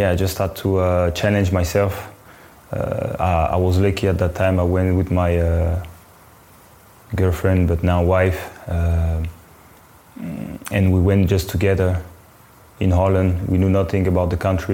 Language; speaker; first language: English; non-native, fluent; French